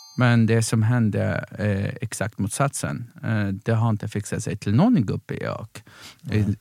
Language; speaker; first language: Swedish; non-native, fluent; Arabic